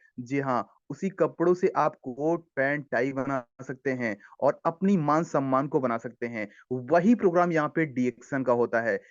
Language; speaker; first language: Hindi; native; Hindi